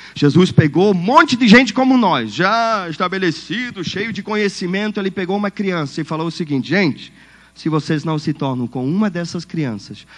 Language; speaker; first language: Portuguese; non-native, fluent; German